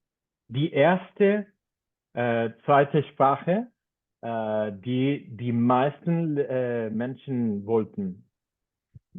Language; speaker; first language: German; non-native, fluent; Spanish